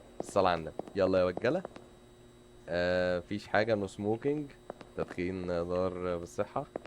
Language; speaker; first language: Egyptian Arabic; native; Egyptian Arabic